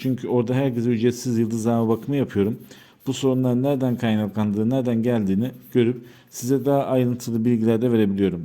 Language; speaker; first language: Turkish; native; Turkish